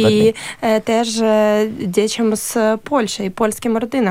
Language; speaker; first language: Polish; non-native, learner; Ukrainian